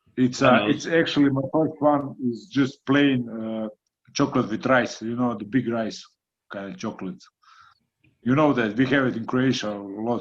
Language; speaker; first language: English; non-native, fluent; Croatian